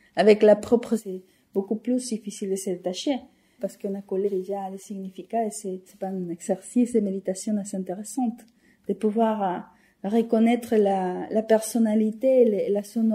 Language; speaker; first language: French; non-native, fluent; Spanish